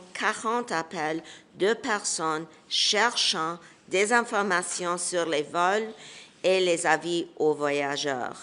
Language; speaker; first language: French; non-native, local second language; English